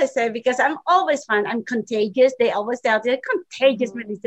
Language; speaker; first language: English; non-native, local second language; Filipino